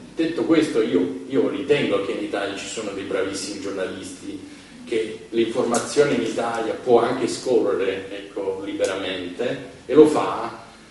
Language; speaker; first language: Italian; non-native, fluent; English